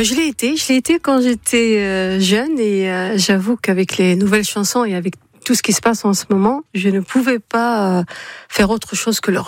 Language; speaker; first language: French; non-native, local second language; Arabic